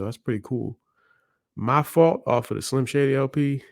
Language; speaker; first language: English; native; English